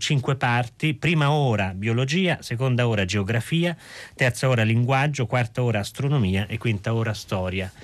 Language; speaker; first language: Italian; native; Italian